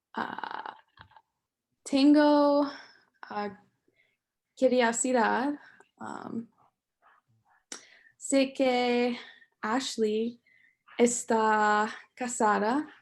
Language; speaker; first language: Spanish; non-native, learner; English